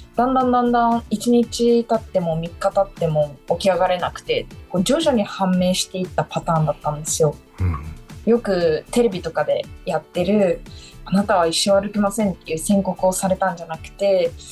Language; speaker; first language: Japanese; native; Japanese